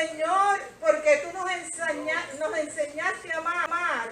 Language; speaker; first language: Spanish; native; Spanish